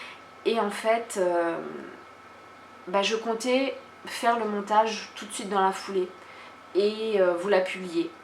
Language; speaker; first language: French; native; French